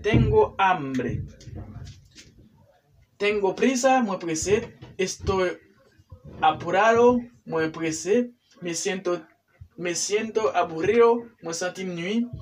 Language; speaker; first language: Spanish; non-native, learner; Haitian Creole